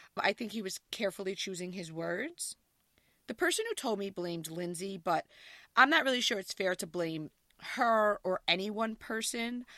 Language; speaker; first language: English; native; English